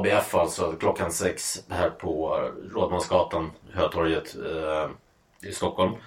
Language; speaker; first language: Swedish; native; Swedish